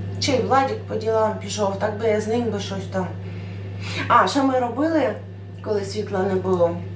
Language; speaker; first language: Ukrainian; non-native, local second language; Russian